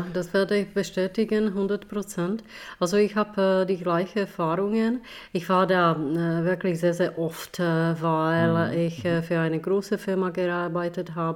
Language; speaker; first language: German; non-native, fluent; Czech